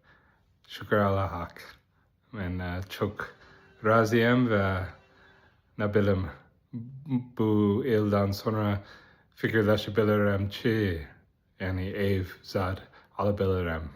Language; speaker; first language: Turkish; non-native, learner; Azerbaijani